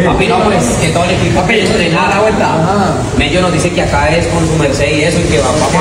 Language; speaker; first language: Spanish; native; Spanish